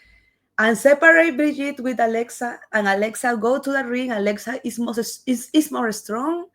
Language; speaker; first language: English; non-native, learner; Spanish